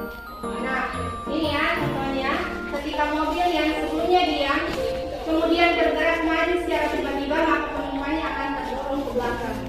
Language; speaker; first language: Indonesian; native; Indonesian